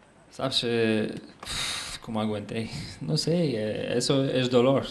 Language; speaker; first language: Spanish; non-native, learner; Polish